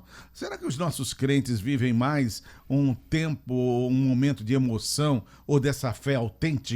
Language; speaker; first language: Portuguese; native; Portuguese